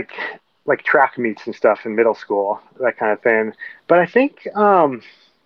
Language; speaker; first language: English; native; English